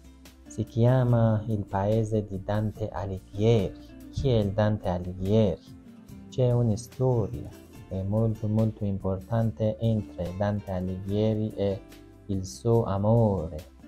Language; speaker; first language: Italian; non-native, learner; Persian